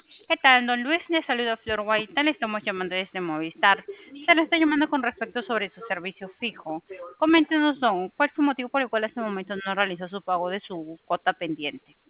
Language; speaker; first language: Spanish; native; Spanish